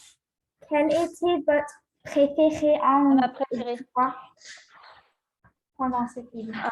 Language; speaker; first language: French; non-native, learner; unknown